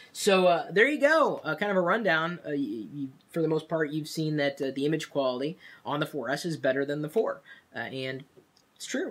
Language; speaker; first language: English; native; English